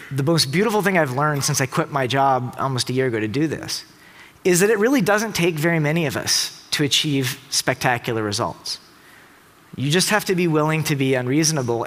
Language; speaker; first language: English; native; English